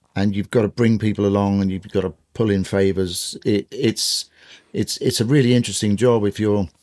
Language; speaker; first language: English; native; English